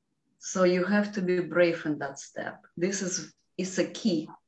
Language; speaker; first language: English; non-native, fluent; Russian